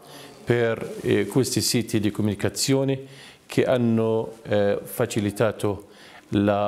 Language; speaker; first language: Italian; non-native, fluent; Arabic